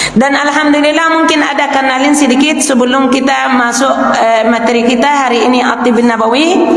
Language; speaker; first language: Indonesian; non-native, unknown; Arabic